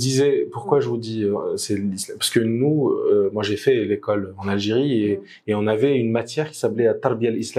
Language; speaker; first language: French; native; French